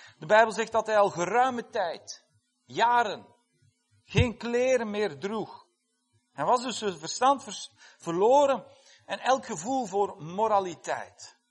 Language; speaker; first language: Dutch; non-native, fluent; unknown